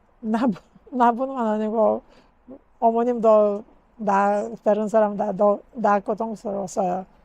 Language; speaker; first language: Korean; non-native, learner; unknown